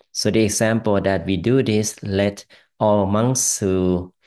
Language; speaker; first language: English; non-native, fluent; Thai